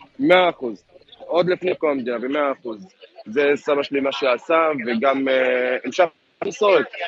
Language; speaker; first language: Hebrew; non-native, local second language; Arabic